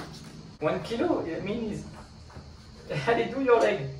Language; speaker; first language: English; non-native, learner; French